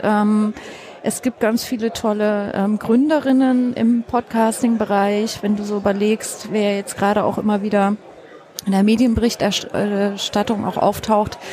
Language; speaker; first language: German; native; German